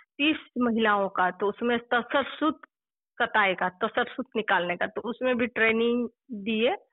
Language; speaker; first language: Hindi; non-native, local second language; Santali